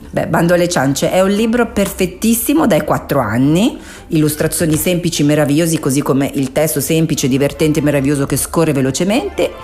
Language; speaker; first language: Italian; non-native, local second language; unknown